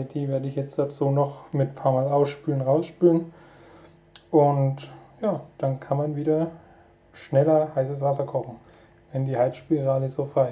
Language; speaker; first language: German; native; German